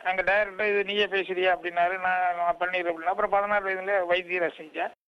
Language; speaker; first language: Tamil; native; Tamil